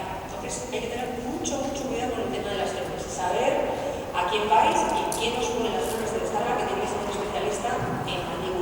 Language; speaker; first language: Spanish; native; Spanish